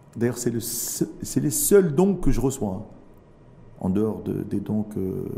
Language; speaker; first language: French; non-native, local second language; Arabic